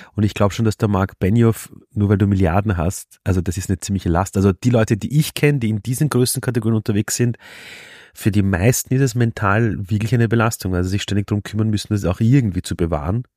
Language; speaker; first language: German; native; German